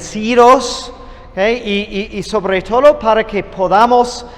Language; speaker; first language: Spanish; non-native, fluent; English